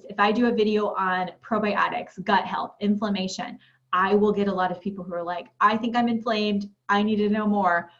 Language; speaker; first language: English; native; English